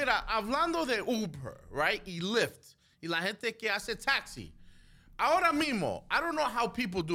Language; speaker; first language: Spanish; early bilingual, other home language; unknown